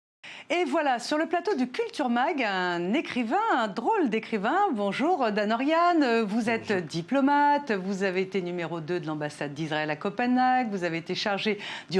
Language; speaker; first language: French; native; French